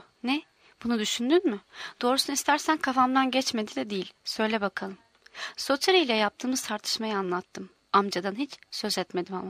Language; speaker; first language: Turkish; native; Turkish